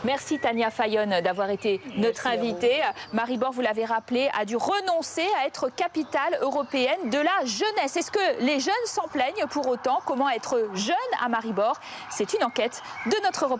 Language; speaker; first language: French; native; French